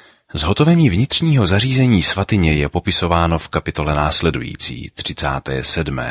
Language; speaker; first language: Czech; native; Czech